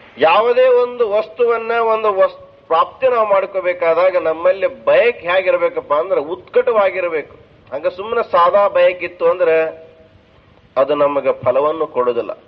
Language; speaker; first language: Kannada; native; Kannada